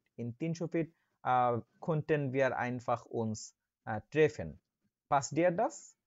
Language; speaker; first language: German; non-native, learner; Bangla